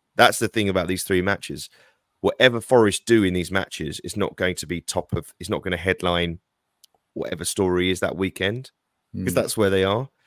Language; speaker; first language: English; native; English